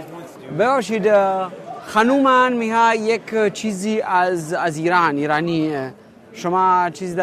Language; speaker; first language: Persian; non-native, learner; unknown